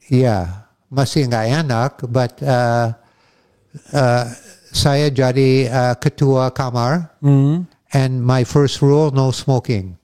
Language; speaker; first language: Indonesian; non-native, fluent; English